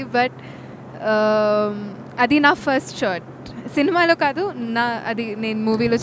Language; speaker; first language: Telugu; non-native, local second language; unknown